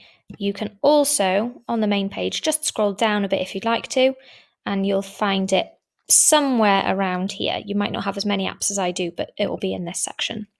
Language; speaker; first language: English; native; English